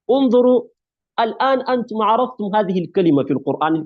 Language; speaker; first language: Arabic; non-native, fluent; Urdu